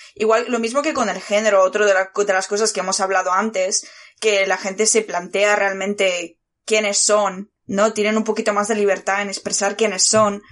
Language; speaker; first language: Spanish; early bilingual, other home language; Bulgarian